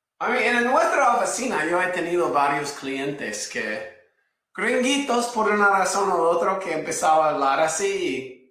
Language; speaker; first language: Spanish; non-native, fluent; English